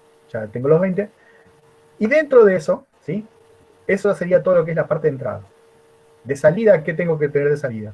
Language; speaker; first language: Spanish; native; Spanish